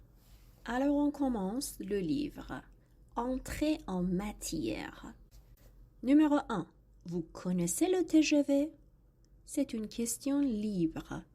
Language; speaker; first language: French; non-native, fluent; Persian